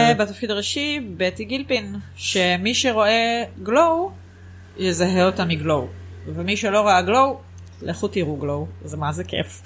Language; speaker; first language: Hebrew; native; Hebrew